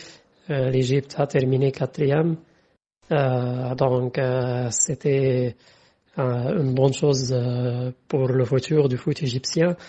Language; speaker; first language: French; non-native, fluent; Arabic